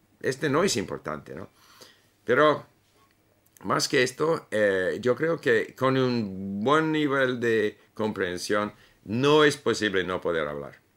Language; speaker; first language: Spanish; non-native, fluent; English